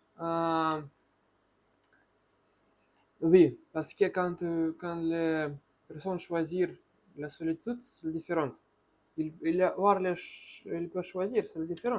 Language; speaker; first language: French; non-native, learner; Russian